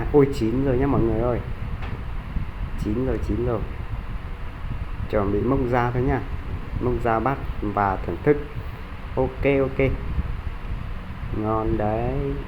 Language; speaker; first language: Vietnamese; non-native, local second language; Hmong